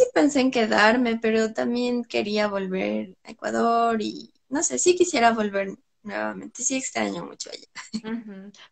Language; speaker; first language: Spanish; native; Spanish